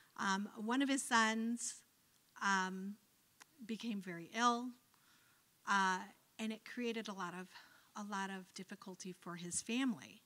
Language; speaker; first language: English; native; English